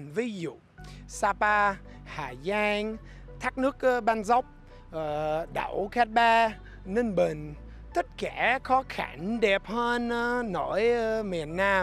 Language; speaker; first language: Vietnamese; non-native, fluent; English